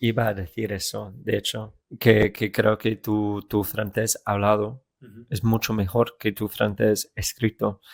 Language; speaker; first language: Spanish; non-native, fluent; English